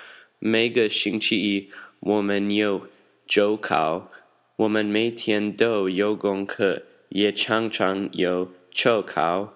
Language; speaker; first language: Chinese; non-native, learner; English